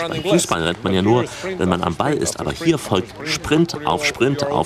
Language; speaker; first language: German; native; German